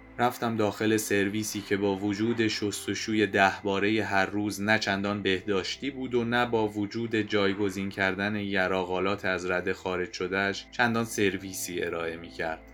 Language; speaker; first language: Persian; native; Persian